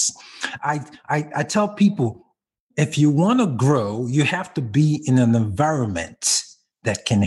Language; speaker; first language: English; non-native, local second language; Yoruba